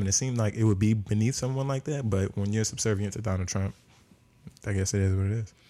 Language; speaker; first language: English; native; English